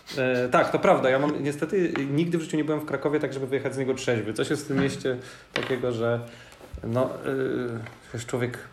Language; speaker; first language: Polish; native; Polish